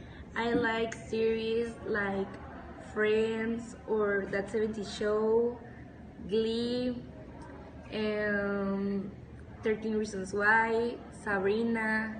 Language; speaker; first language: English; non-native, learner; Spanish